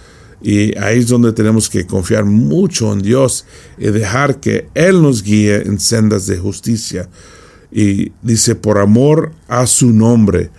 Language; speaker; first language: Spanish; non-native, fluent; English